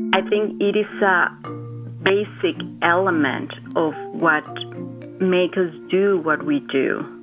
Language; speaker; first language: English; non-native, fluent; Spanish